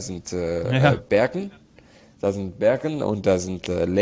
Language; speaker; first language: German; non-native, learner; Arabic